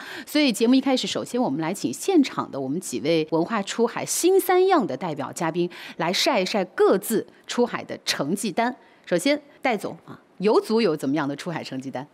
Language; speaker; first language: Chinese; native; Chinese